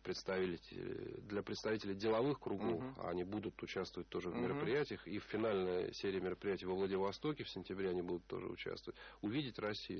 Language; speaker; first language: Russian; native; Russian